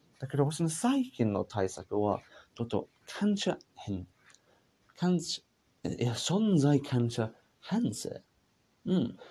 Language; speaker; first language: Japanese; non-native, learner; English